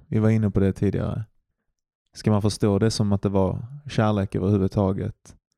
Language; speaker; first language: Swedish; native; Swedish